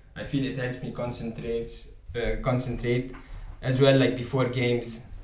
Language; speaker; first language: English; non-native, fluent; Arabic